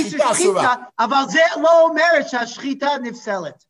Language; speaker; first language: Hebrew; non-native, fluent; English